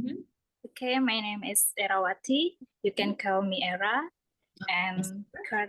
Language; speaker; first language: English; non-native, learner; Indonesian